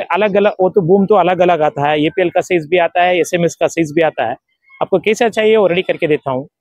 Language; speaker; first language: Hindi; non-native, local second language; Kannada